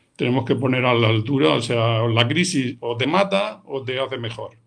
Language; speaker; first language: Spanish; native; Spanish